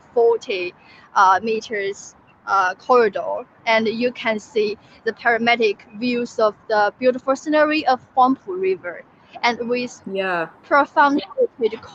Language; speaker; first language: English; non-native, fluent; Chinese